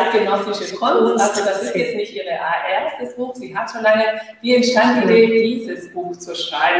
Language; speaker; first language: German; non-native, fluent; Spanish